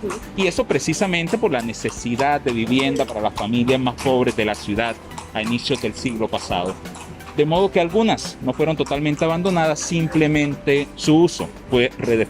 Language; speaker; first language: Spanish; native; Spanish